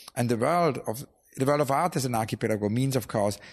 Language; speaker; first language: English; non-native, fluent; German